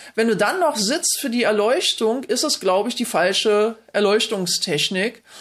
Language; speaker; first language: German; native; German